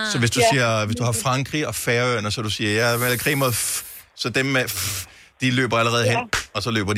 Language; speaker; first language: Danish; native; Danish